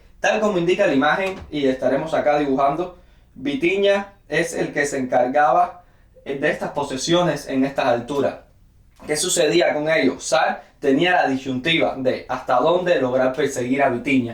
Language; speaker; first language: Spanish; native; Spanish